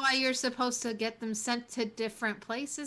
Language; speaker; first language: English; native; English